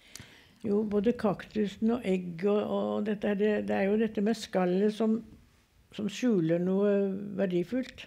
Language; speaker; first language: Norwegian; native; Norwegian